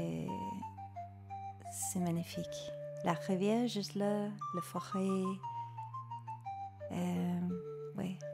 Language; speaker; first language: French; non-native, learner; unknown